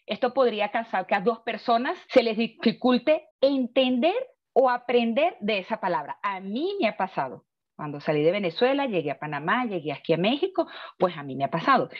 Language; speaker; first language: Spanish; native; Spanish